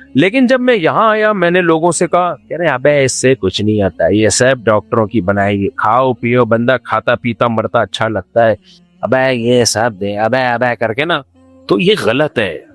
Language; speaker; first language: Urdu; native; Urdu